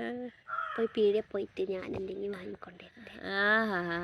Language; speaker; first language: Malayalam; early bilingual, other home language; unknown